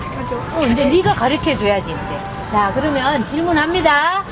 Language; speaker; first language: Korean; native; Korean